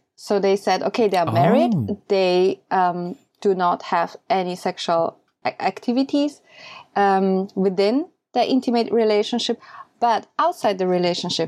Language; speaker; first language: English; non-native, fluent; German